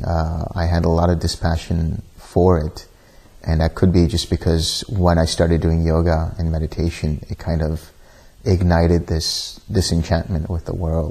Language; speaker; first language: English; native; English